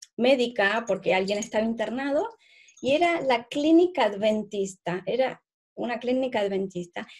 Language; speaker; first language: Spanish; native; Spanish